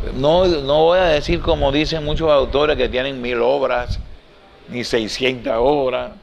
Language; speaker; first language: Spanish; native; Spanish